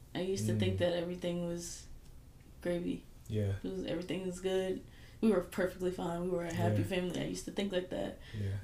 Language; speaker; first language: English; native; English